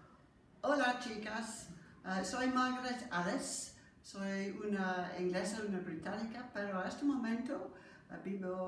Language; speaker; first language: Spanish; non-native, learner; English